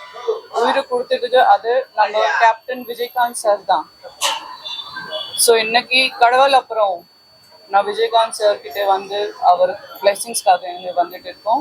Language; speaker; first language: Tamil; non-native, fluent; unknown